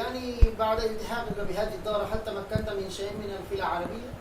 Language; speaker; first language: Arabic; non-native, fluent; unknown